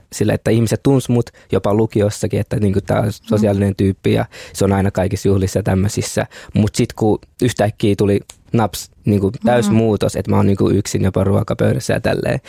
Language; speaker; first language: Finnish; early bilingual, other home language; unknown